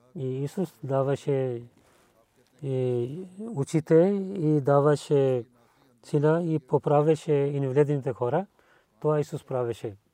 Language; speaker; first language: Bulgarian; non-native, learner; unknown